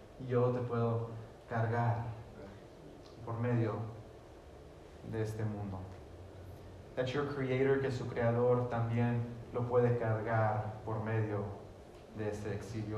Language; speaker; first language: Spanish; early bilingual, heritage; Spanish